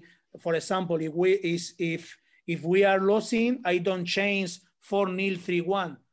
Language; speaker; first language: English; non-native, learner; Spanish